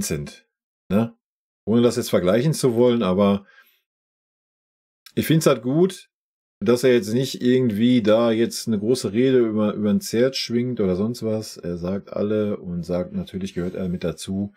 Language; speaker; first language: German; native; German